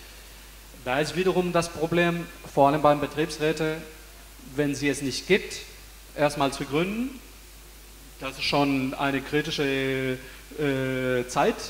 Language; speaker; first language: German; non-native, fluent; Spanish